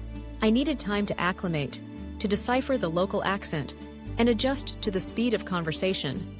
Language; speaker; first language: English; early bilingual, other home language; Russian